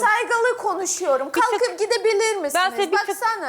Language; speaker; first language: Turkish; non-native, learner; Russian